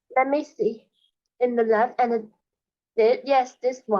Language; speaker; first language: English; non-native, learner; Chinese